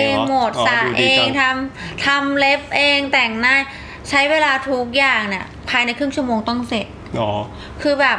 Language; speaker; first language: Thai; native; Thai